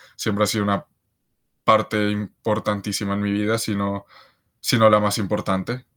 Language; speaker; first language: Spanish; native; Spanish